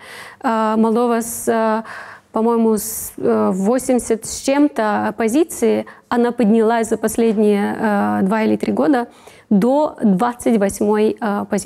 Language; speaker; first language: Russian; non-native, local second language; Romanian